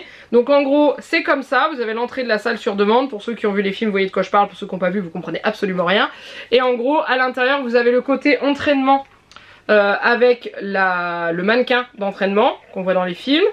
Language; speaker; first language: French; native; French